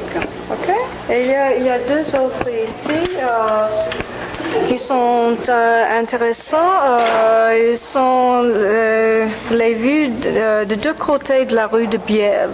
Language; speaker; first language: French; non-native, fluent; English